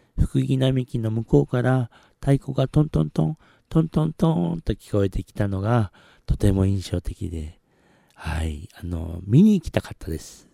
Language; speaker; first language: Japanese; native; Japanese